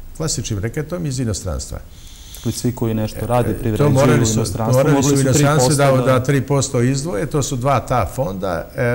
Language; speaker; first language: Bosnian; non-native, local second language; Albanian